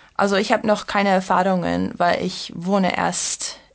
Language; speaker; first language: German; non-native, fluent; English